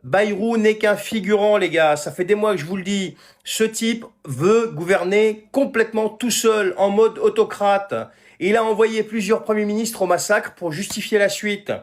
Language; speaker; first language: French; native; French